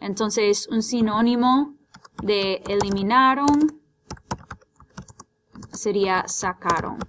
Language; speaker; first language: Spanish; non-native, fluent; English